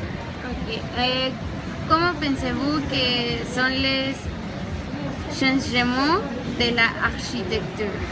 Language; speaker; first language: French; non-native, learner; Spanish